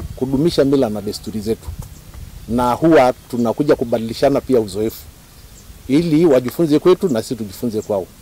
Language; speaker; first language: Swahili; non-native, local second language; Masai